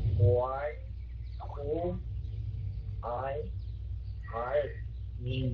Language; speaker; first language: English; non-native, learner; Vietnamese